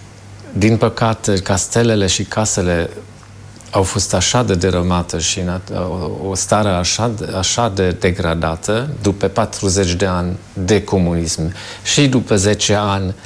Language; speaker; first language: Romanian; non-native, fluent; German